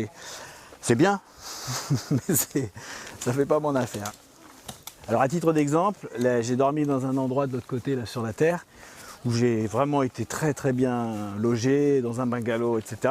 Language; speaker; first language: French; native; French